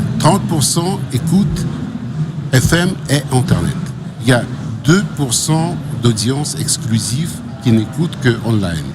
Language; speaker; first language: French; non-native, fluent; Russian